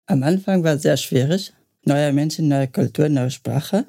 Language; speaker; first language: German; non-native, learner; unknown